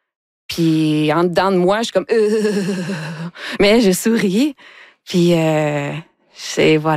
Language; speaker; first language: French; native; French